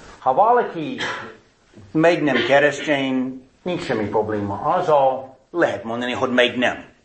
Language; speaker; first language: Hungarian; non-native, fluent; English